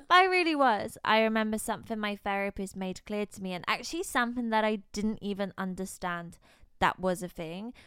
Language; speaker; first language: English; native; English